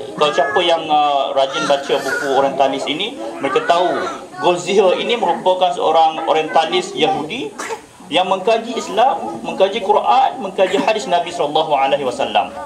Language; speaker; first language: Malay; native; Malay